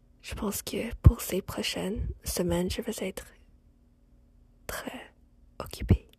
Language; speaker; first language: French; non-native, learner; English